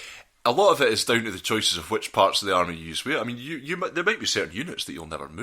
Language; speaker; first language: English; native; English